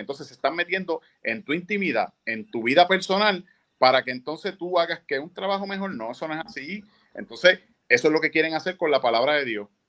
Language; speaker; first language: Spanish; native; Spanish